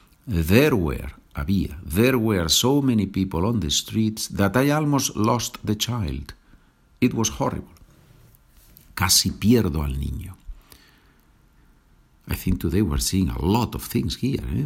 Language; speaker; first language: English; non-native, fluent; Spanish